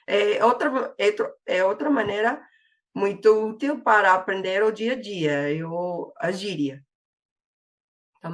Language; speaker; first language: Portuguese; non-native, fluent; English